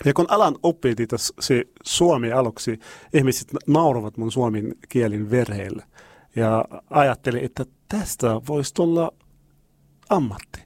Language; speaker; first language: Finnish; non-native, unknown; Arabic